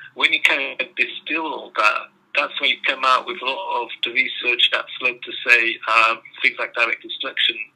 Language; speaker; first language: English; non-native, fluent; Dutch